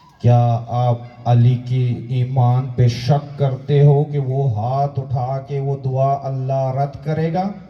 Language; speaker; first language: Urdu; non-native, local second language; Pashto